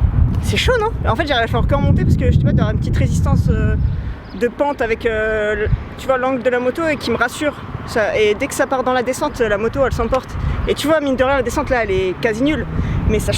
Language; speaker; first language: French; native; French